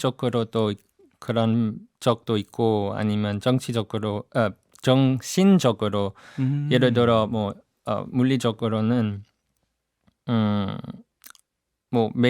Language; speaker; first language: Korean; non-native, fluent; English